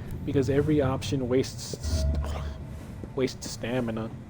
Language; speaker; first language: English; native; English